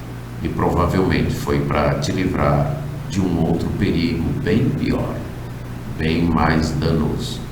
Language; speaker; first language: Portuguese; native; Portuguese